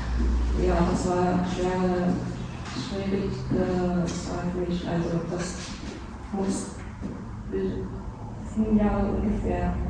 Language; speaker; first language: German; non-native, learner; Vietnamese